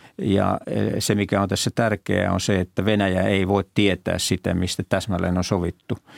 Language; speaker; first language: Finnish; native; Finnish